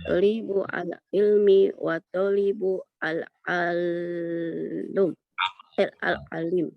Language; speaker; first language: Arabic; non-native, learner; Indonesian